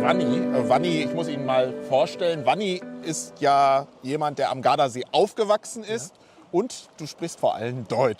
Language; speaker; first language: German; native; German